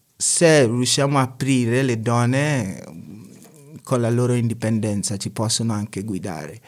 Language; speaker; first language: Italian; non-native, fluent; Akan